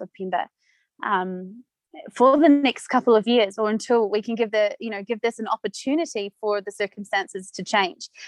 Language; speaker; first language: English; native; English